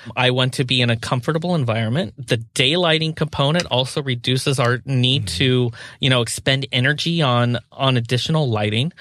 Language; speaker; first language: English; native; English